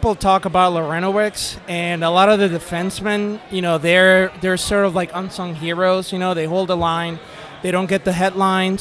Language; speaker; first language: English; non-native, fluent; Spanish